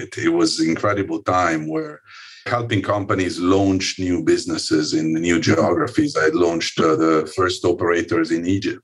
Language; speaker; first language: English; non-native, fluent; Italian